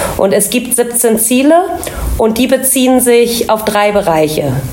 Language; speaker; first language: German; native; German